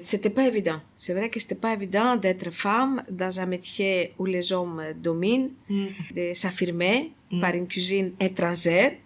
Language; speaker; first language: French; non-native, fluent; Greek